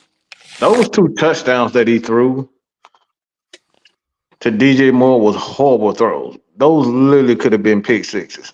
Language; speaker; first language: English; native; English